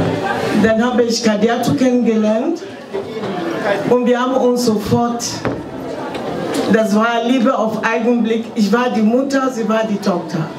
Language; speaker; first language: German; non-native, fluent; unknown